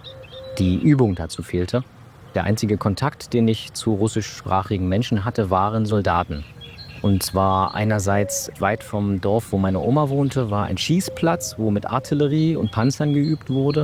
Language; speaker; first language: German; native; German